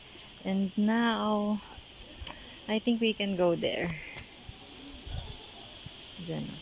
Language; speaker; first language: English; non-native, fluent; Filipino